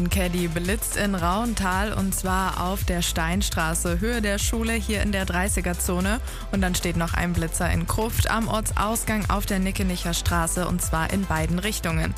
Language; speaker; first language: German; native; German